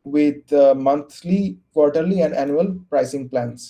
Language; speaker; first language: English; non-native, local second language; Bangla